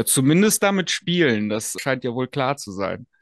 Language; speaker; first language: German; native; German